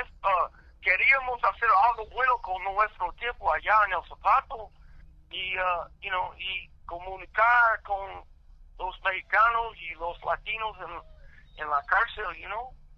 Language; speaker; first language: Spanish; non-native, learner; English